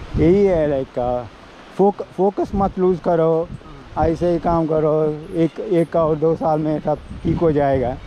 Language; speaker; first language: Hindi; non-native, local second language; Telugu